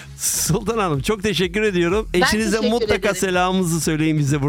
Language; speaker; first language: Turkish; native; Turkish